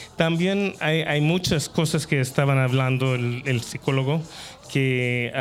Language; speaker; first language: Spanish; non-native, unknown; English